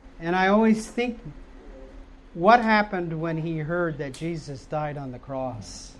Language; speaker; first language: English; native; English